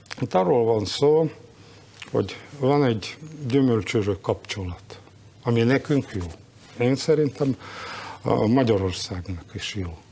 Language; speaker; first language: Hungarian; non-native, fluent; Russian